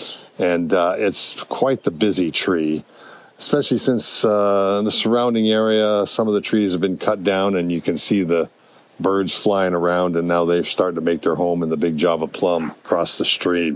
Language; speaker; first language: English; native; English